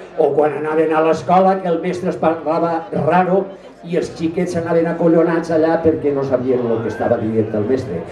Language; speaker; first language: Catalan; non-native, local second language; Spanish